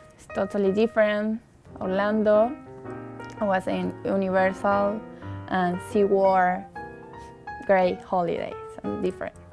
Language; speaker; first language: English; non-native, learner; Spanish